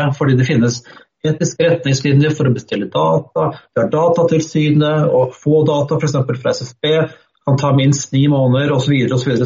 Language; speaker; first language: Norwegian; native; Norwegian